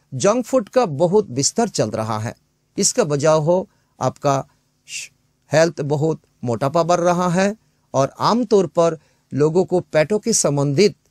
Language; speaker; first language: Hindi; non-native, local second language; Bangla